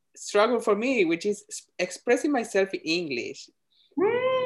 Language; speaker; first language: English; non-native, fluent; Spanish